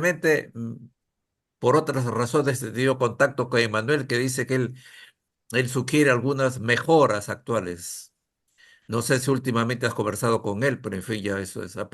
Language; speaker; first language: Spanish; native; Spanish